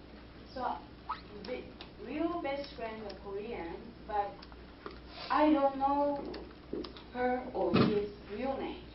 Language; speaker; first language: English; non-native, fluent; Japanese